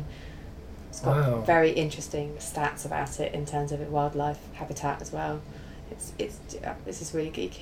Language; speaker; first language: English; native; English